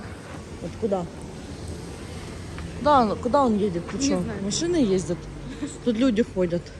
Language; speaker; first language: Russian; non-native, local second language; Ukrainian